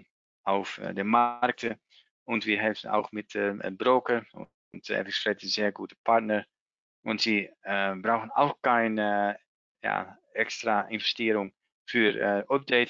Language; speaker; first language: German; non-native, learner; Dutch